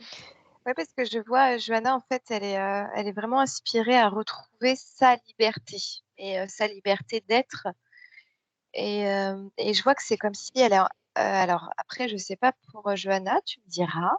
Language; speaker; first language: French; native; French